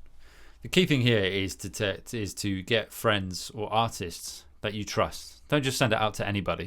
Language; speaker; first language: English; native; English